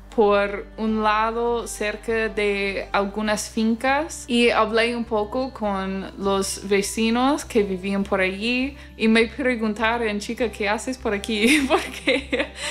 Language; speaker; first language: Spanish; non-native, fluent; English